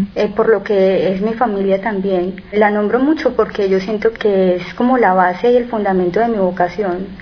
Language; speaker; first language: Spanish; native; Spanish